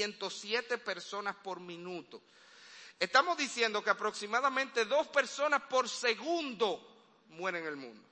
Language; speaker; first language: Spanish; native; Spanish